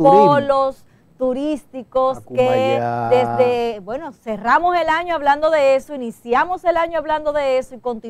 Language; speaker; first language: Spanish; native; Spanish